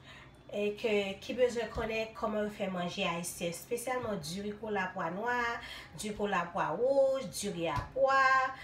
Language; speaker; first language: French; non-native, local second language; Haitian Creole